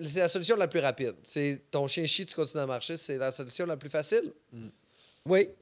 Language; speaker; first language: French; native; French